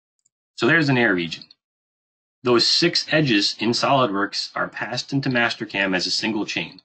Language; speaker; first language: English; native; English